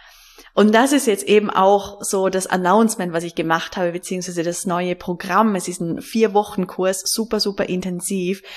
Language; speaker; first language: German; native; German